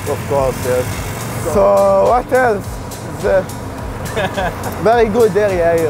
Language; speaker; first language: English; non-native, learner; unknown